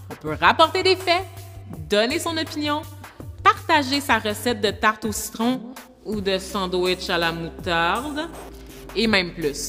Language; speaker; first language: French; native; French